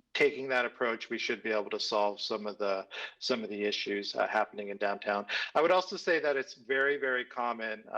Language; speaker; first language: English; native; English